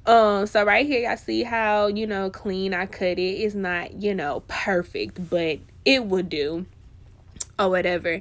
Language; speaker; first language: English; native; English